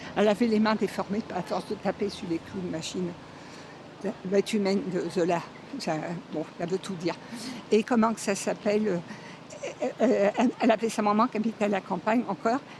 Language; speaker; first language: French; native; French